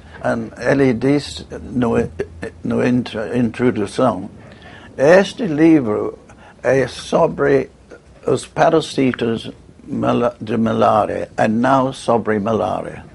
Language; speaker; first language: Portuguese; non-native, fluent; English